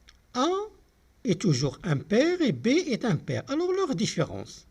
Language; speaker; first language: French; non-native, local second language; Arabic